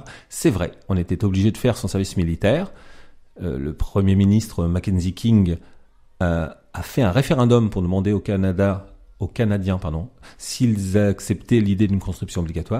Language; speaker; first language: French; native; French